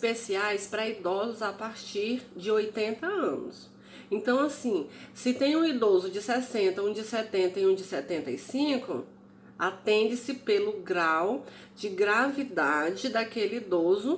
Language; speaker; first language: Portuguese; native; Portuguese